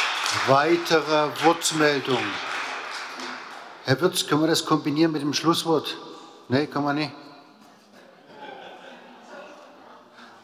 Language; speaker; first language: German; native; German